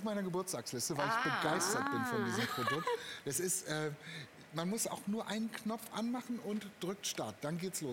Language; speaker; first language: German; native; German